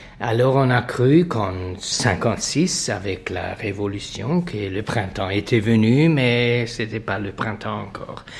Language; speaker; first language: French; non-native, fluent; Hungarian